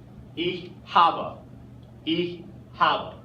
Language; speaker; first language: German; non-native, fluent; English